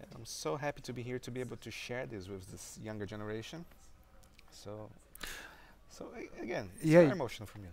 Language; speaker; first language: English; non-native, fluent; Portuguese